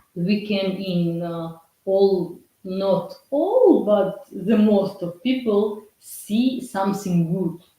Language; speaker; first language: English; non-native, learner; Russian